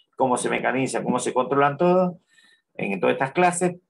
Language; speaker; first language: Spanish; native; Spanish